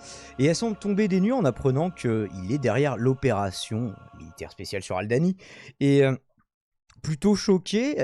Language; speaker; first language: French; native; French